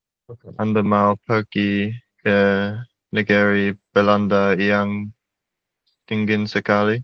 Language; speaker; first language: Indonesian; non-native, learner; English